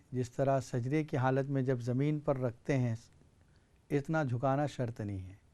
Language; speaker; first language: Urdu; native; Urdu